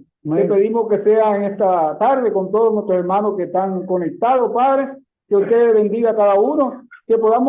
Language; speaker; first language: Spanish; native; Spanish